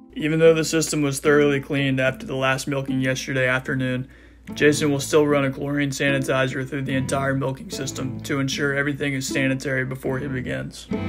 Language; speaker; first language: English; native; English